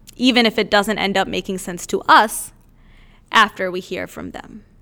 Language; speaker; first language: English; native; English